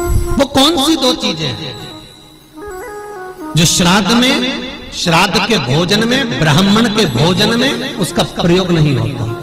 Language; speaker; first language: Hindi; native; Hindi